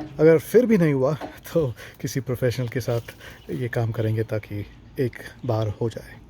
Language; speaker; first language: Hindi; non-native, local second language; Tamil